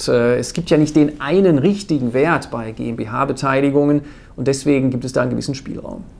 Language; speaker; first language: German; native; German